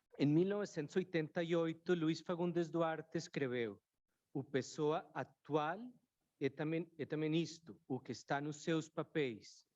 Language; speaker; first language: Portuguese; non-native, fluent; Spanish